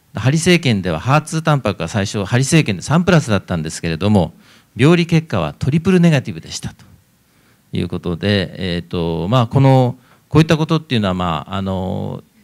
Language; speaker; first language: Japanese; native; Japanese